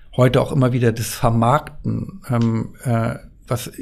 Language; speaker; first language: German; native; German